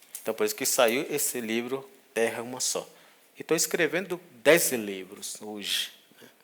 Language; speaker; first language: Portuguese; non-native, local second language; Guarani